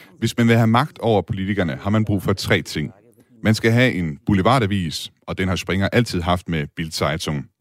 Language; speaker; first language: Danish; native; Danish